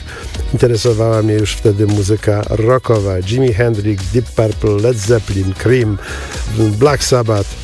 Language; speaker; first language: Polish; native; Polish